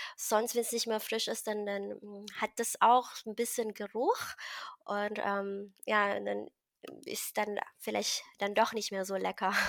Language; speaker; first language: German; non-native, fluent; Filipino